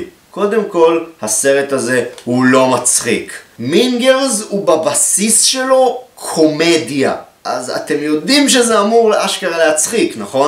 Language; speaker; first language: Hebrew; native; Hebrew